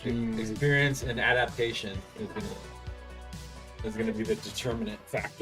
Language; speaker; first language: English; native; English